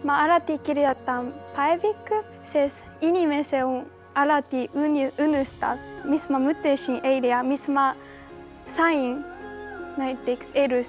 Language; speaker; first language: Estonian; non-native, learner; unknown